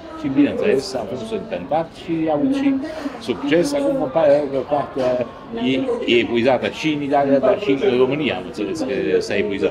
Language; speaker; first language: Romanian; non-native, fluent; Italian